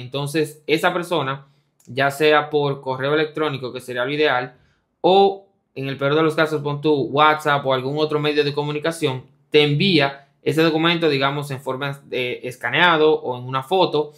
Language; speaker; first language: Spanish; native; Spanish